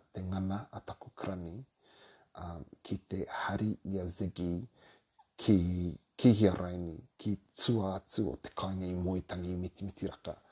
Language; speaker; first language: Māori; native; Māori